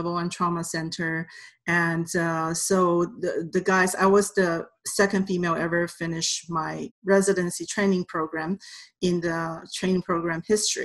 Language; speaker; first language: English; non-native, fluent; Chinese